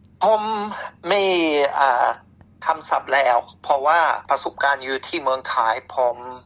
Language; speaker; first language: Thai; non-native, fluent; English